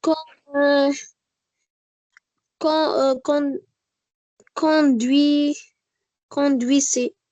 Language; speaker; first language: French; non-native, learner; Arabic